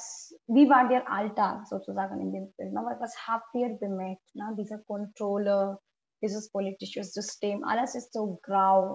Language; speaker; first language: German; non-native, fluent; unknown